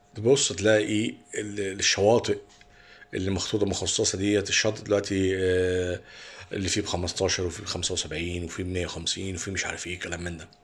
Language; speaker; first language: Arabic; native; Arabic